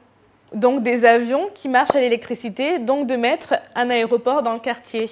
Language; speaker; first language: French; native; French